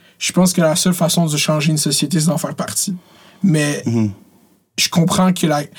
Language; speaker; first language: French; native; French